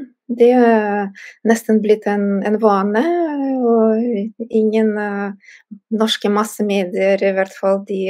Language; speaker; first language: Norwegian; non-native, fluent; Russian